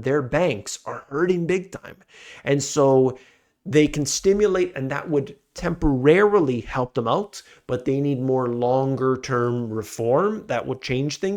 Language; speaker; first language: English; native; English